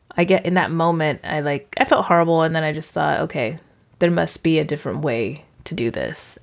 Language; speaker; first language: English; native; English